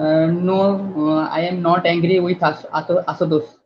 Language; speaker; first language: English; non-native, learner; Odia